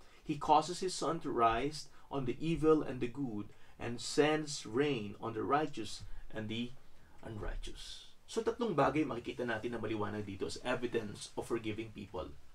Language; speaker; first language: English; non-native, local second language; Filipino